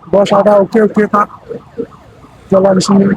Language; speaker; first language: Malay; non-native, learner; Nepali